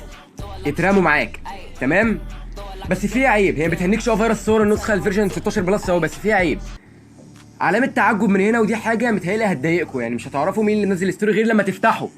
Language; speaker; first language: Arabic; native; Arabic